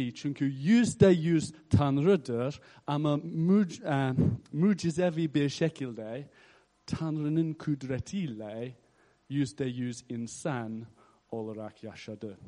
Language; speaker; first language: Turkish; non-native, fluent; English